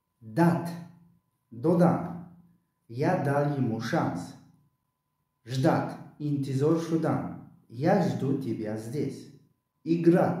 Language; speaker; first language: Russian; non-native, local second language; Tajik